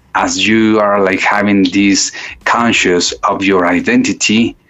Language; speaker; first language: English; non-native, fluent; Spanish